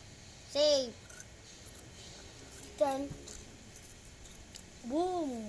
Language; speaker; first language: English; non-native, local second language; Filipino